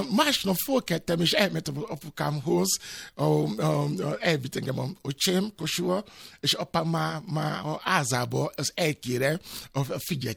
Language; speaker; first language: Hungarian; non-native, fluent; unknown